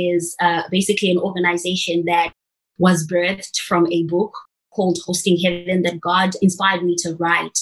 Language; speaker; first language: English; non-native, local second language; Shona